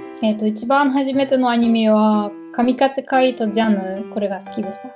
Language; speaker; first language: Japanese; non-native, learner; German